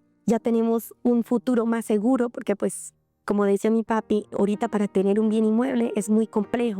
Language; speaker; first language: Spanish; native; Spanish